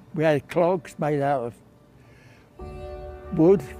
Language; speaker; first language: English; native; English